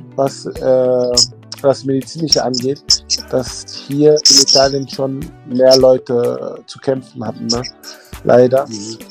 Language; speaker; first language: German; early bilingual, other home language; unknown